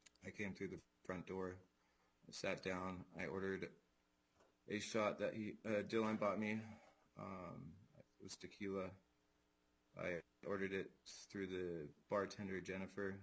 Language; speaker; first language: English; native; English